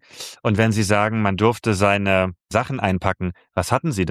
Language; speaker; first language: German; native; German